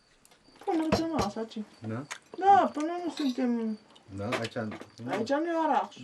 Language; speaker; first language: Romanian; native; Romanian